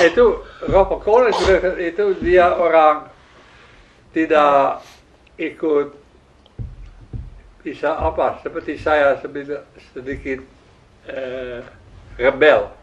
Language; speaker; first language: Indonesian; non-native, learner; Dutch